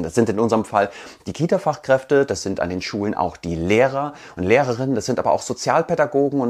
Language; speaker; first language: German; native; German